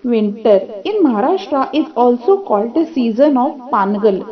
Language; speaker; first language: English; non-native, local second language; Marathi